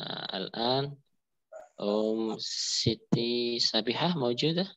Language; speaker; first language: Arabic; non-native, fluent; Indonesian